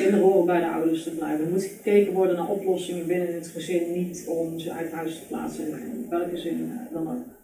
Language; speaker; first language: Dutch; native; Dutch